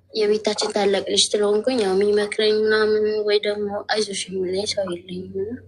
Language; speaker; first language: Amharic; non-native, local second language; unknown